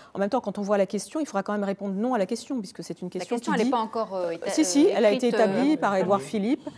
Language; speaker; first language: French; native; French